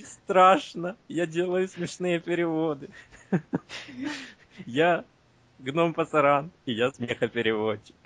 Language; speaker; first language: Russian; native; Russian